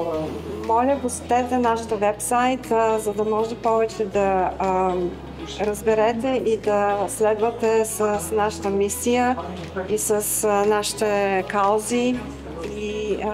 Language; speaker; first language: Bulgarian; early bilingual, heritage; Bulgarian